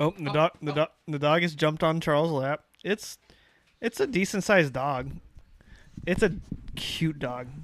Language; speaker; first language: English; native; English